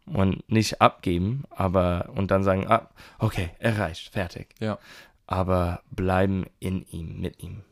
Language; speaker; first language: German; non-native, learner; English